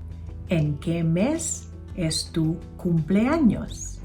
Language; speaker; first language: Spanish; non-native, fluent; Filipino